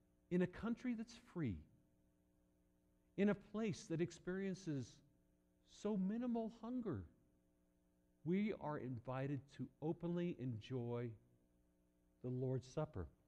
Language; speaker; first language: English; native; English